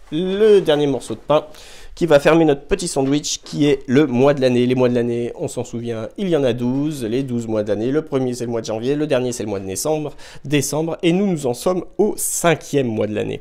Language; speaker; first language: French; native; French